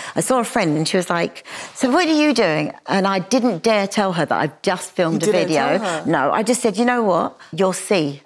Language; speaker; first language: English; native; English